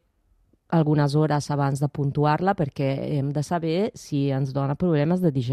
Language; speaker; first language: Catalan; non-native, fluent; Italian